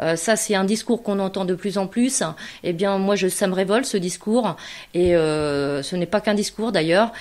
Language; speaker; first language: French; native; French